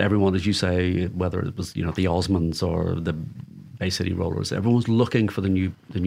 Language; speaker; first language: English; native; English